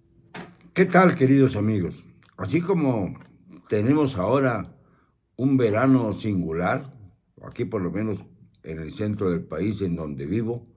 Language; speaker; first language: Spanish; native; Spanish